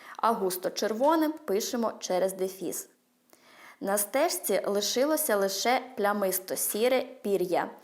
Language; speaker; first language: Ukrainian; early bilingual, heritage; Ukrainian